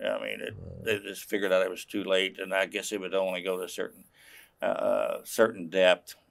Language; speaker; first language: English; native; English